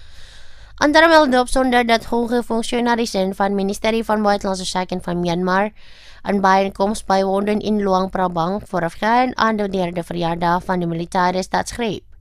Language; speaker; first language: Dutch; non-native, learner; Indonesian